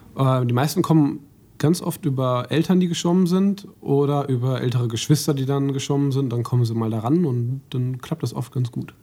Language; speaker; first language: German; native; German